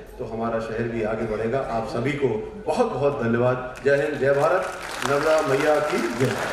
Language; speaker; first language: Hindi; native; Hindi